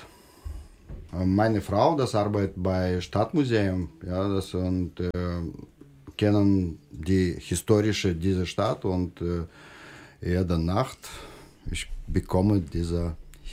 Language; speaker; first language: German; non-native, learner; Russian